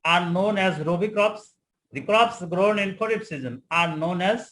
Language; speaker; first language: English; non-native, local second language; Bangla